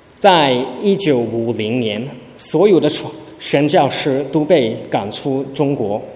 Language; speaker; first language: Chinese; early bilingual, heritage; Chinese